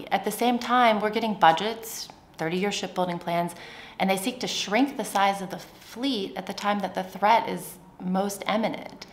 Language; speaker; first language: English; native; English